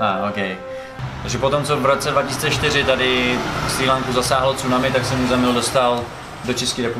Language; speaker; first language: Czech; native; Czech